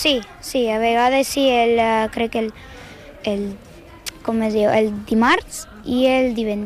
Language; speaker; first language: Catalan; non-native, learner; Ukrainian